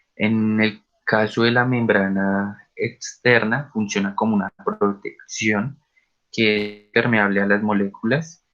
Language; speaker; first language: Spanish; native; Spanish